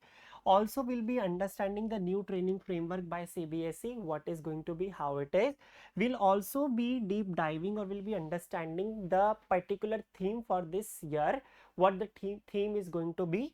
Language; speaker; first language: English; non-native, local second language; Hindi